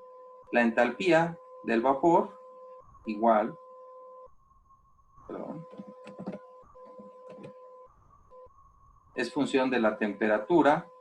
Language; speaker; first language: Spanish; native; Spanish